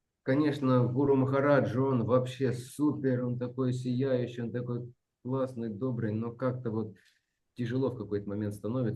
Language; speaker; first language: Russian; native; Russian